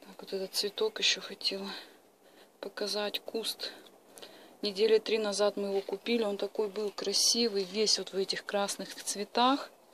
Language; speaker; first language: Russian; native; Russian